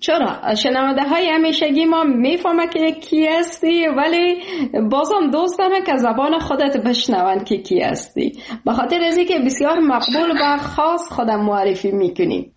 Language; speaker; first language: Persian; native; Persian